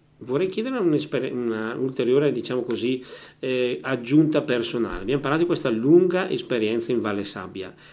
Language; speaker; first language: Italian; native; Italian